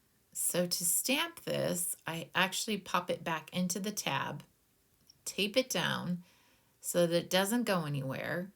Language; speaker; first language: English; native; English